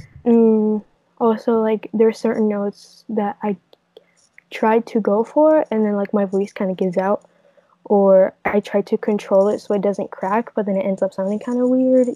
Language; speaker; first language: English; native; English